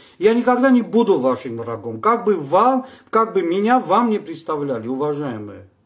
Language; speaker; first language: Russian; non-native, local second language; Armenian